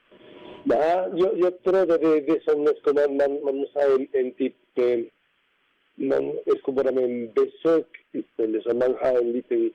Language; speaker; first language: Swedish; non-native, fluent; Spanish